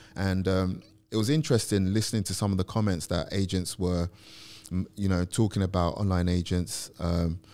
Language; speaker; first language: English; native; English